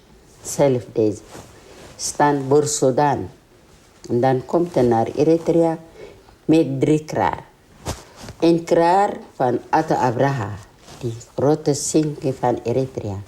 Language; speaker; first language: Dutch; non-native, learner; Tigrinya